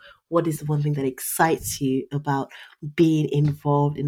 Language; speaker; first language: English; non-native, local second language; Yoruba